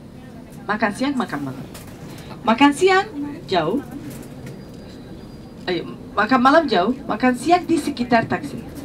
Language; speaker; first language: Indonesian; non-native, fluent; Turkish